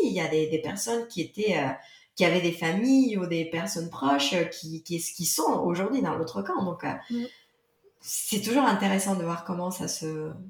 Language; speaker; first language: French; non-native, fluent; Spanish